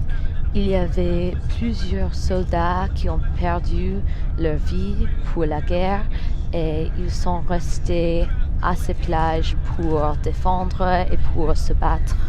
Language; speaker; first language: French; non-native, fluent; English